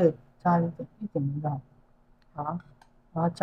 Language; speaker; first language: Chinese; native; Chinese